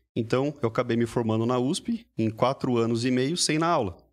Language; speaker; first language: Portuguese; native; Portuguese